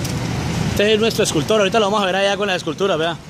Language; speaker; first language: Spanish; native; Spanish